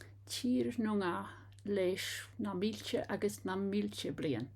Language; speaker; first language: Irish; non-native, learner; English